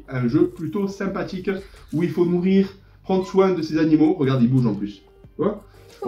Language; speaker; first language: French; native; French